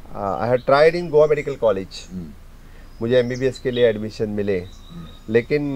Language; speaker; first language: Hindi; non-native, local second language; Konkani